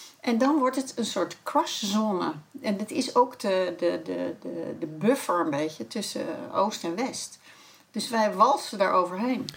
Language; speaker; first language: Dutch; native; Dutch